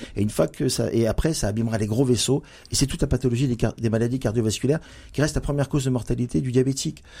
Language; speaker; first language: French; native; French